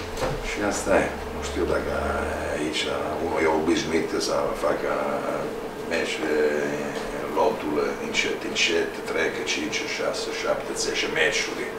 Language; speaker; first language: Romanian; non-native, fluent; Italian